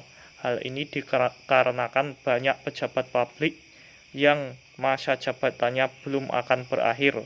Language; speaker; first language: Indonesian; native; Indonesian